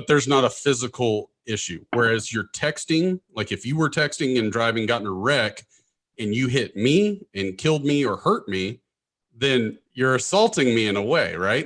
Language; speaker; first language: English; native; English